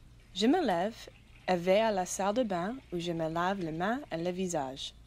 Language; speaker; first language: French; non-native, learner; English